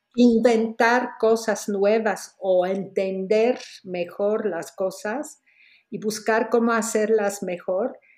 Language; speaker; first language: Spanish; non-native, fluent; Polish